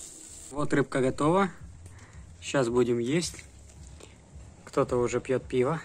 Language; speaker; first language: Russian; native; Russian